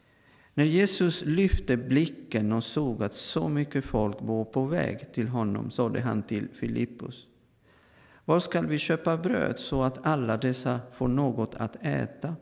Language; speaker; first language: Swedish; non-native, fluent; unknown